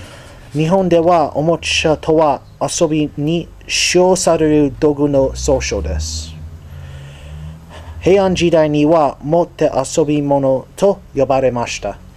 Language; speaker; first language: Japanese; non-native, learner; English